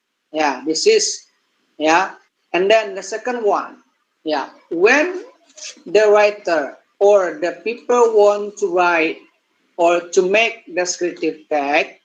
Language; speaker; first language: English; non-native, learner; Indonesian